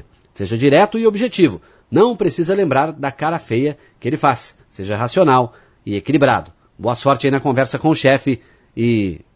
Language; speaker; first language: Portuguese; native; Portuguese